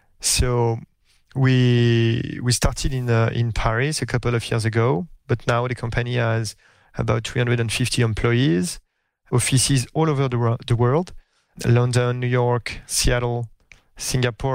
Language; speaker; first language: English; non-native, fluent; French